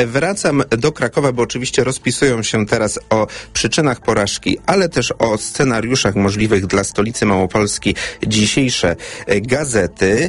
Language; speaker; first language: Polish; native; Polish